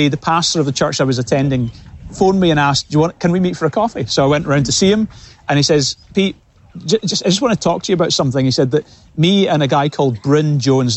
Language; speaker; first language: English; native; English